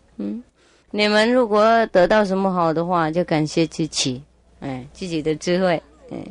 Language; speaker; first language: Chinese; non-native, fluent; Vietnamese